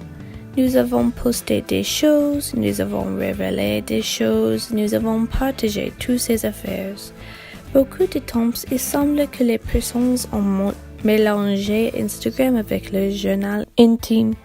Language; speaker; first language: French; non-native, learner; English